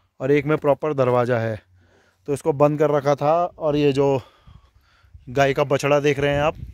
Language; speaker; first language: Hindi; non-native, local second language; Garhwali